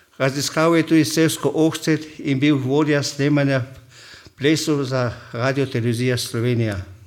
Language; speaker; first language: Slovenian; native; Slovenian